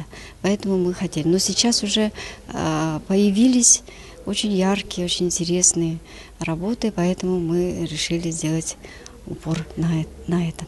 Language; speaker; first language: Russian; native; Russian